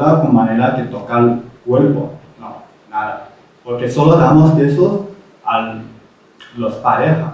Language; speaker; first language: Spanish; non-native, fluent; Chinese